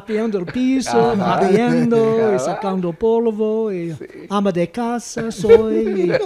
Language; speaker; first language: Spanish; non-native, learner; English